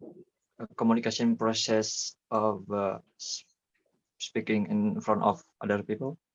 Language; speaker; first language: English; non-native, learner; Indonesian